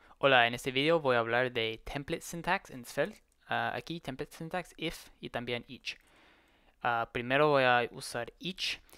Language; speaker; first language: Spanish; non-native, learner; English